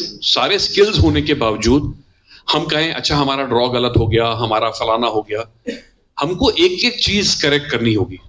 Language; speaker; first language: Hindi; native; Hindi